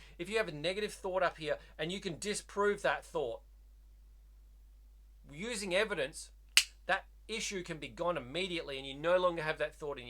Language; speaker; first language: English; native; English